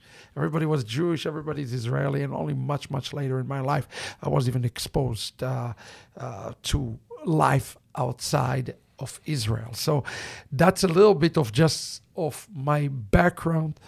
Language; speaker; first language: English; non-native, fluent; Hebrew